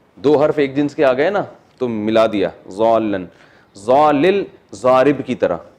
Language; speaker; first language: Urdu; native; Urdu